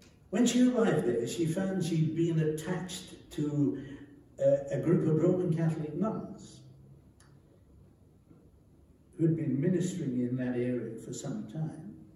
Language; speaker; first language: English; native; English